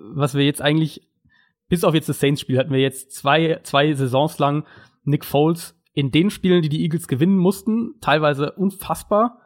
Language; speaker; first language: German; native; German